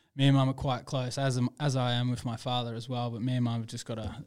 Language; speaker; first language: English; native; English